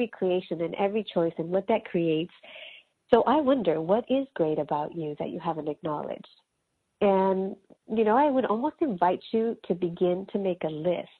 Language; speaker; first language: English; early bilingual, other home language; Spanish